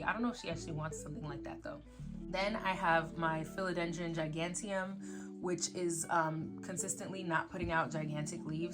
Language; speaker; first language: English; native; English